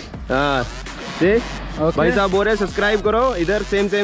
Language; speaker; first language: Hindi; native; Hindi